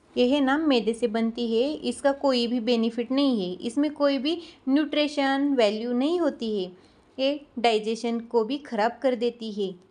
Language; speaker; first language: Hindi; non-native, local second language; Marathi